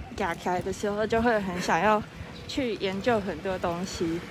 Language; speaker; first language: Chinese; native; Chinese